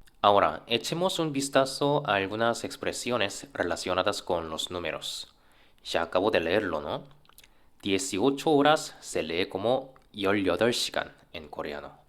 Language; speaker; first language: Spanish; non-native, fluent; Korean